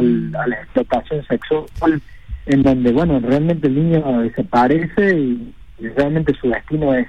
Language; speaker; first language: Spanish; native; Spanish